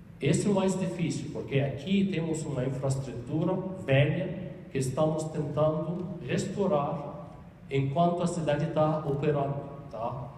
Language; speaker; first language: Portuguese; non-native, fluent; Arabic